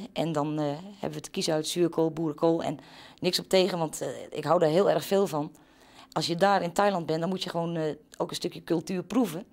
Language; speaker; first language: Dutch; native; Dutch